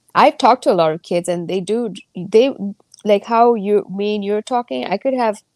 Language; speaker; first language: English; non-native, local second language; Gujarati